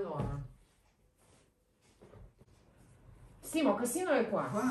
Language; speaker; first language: Italian; non-native, fluent; Lithuanian